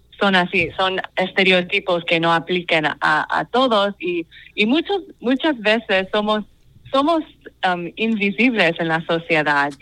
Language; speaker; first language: Spanish; non-native, fluent; English